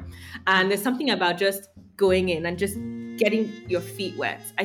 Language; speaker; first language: English; non-native, local second language; Yoruba